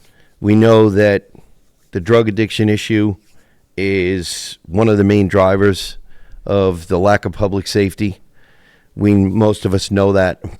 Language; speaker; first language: English; native; English